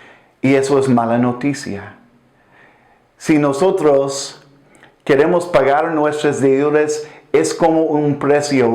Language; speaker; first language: Spanish; non-native, fluent; English